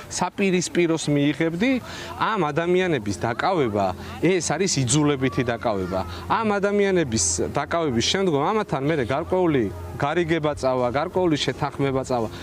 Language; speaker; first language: Georgian; native; Georgian